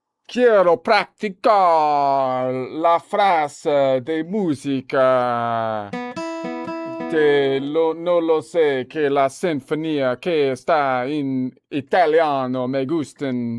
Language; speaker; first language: Spanish; non-native, learner; English